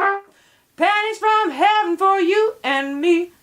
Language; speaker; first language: English; native; English